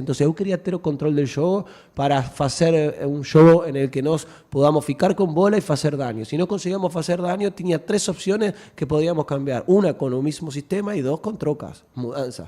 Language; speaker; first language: Portuguese; non-native, fluent; Spanish